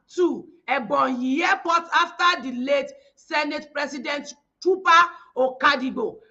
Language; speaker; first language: English; non-native, local second language; Yoruba